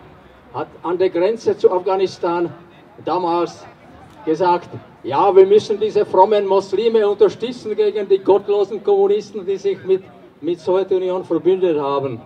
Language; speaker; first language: German; non-native, fluent; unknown